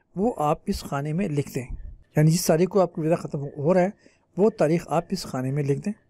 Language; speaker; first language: Urdu; native; Urdu